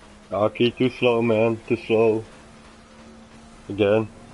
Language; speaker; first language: English; non-native, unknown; Dutch